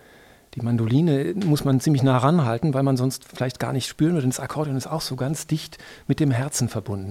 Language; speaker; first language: German; native; German